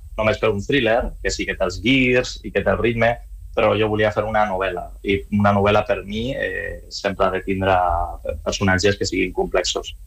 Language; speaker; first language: Catalan; non-native, learner; Spanish